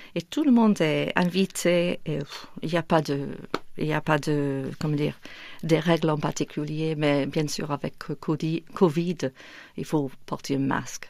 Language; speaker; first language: French; non-native, fluent; English